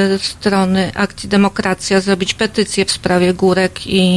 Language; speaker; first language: Polish; native; Polish